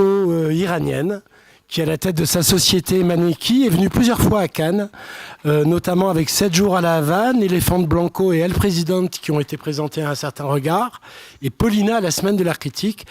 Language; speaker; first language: French; native; French